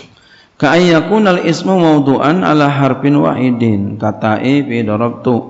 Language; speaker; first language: Arabic; non-native, fluent; Indonesian